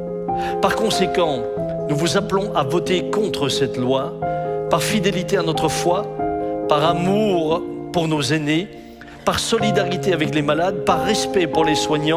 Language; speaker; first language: French; native; French